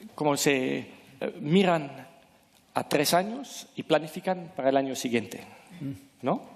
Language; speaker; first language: Spanish; non-native, fluent; French